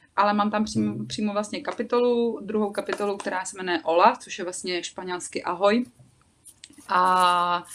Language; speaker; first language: Czech; native; Czech